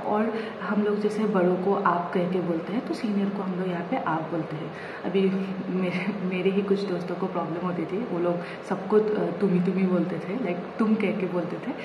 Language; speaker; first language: Hindi; non-native, local second language; Assamese